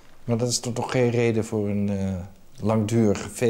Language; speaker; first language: Dutch; native; Dutch